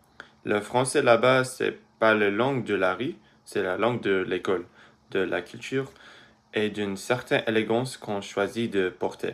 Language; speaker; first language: French; early bilingual, other home language; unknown